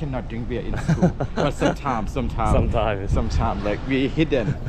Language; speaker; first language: English; non-native, fluent; Thai